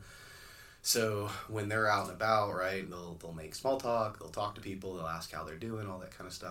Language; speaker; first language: English; native; English